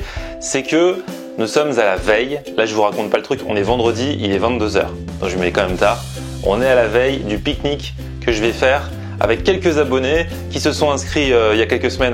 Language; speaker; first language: French; native; French